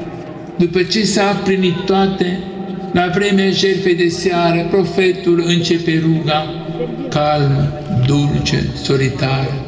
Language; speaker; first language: Romanian; native; Romanian